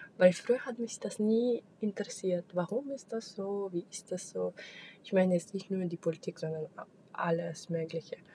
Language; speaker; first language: German; non-native, fluent; Russian